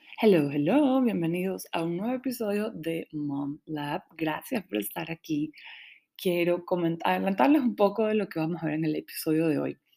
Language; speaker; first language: Spanish; native; Spanish